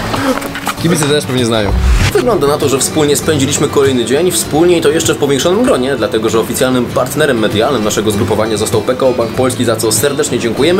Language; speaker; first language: Polish; native; Polish